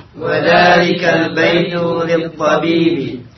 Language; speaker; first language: Arabic; non-native, learner; Indonesian